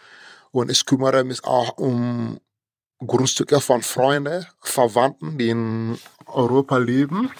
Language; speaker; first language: German; non-native, fluent; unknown